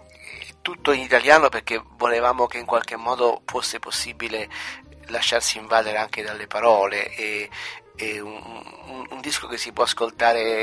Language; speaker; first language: Italian; native; Italian